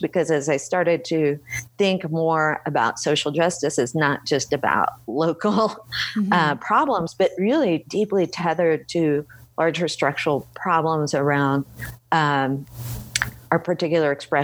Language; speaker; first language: English; native; English